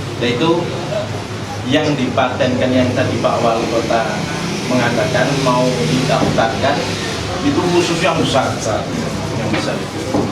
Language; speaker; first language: Indonesian; non-native, local second language; Javanese